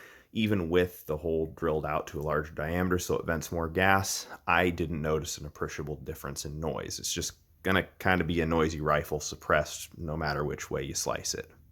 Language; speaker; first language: English; native; English